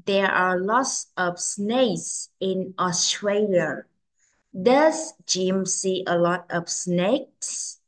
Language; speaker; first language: English; non-native, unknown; Vietnamese